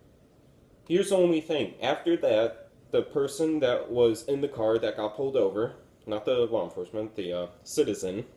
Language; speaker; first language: English; native; English